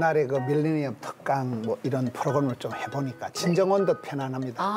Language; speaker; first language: Korean; native; Korean